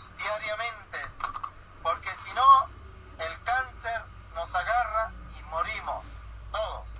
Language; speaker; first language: Spanish; non-native, fluent; Italian